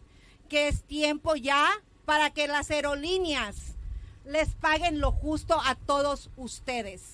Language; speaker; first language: Spanish; early bilingual, heritage; Spanish